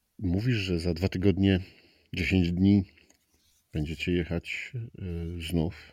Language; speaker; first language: Polish; native; Polish